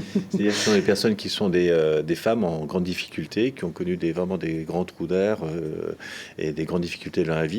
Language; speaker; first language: French; native; French